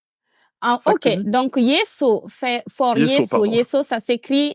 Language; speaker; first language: French; non-native, local second language; Fula